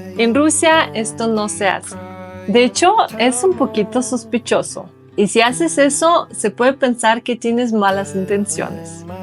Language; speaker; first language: Spanish; non-native, fluent; Russian